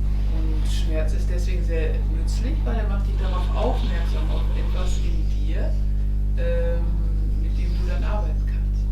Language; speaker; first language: German; native; German